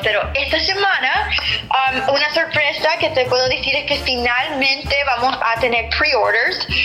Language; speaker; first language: Spanish; early bilingual, heritage; English